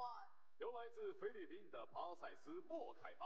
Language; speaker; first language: Chinese; native; Chinese